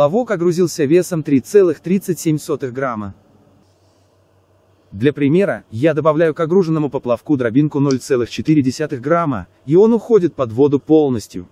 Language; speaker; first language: Russian; native; Russian